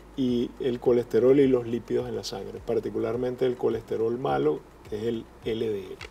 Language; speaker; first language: Spanish; native; Spanish